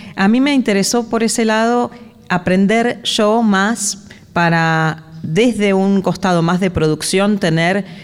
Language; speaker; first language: Spanish; native; Spanish